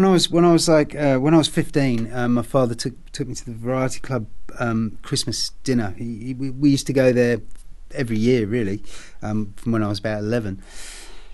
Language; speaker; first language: English; native; English